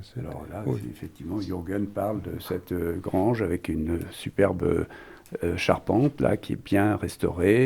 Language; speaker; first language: French; native; French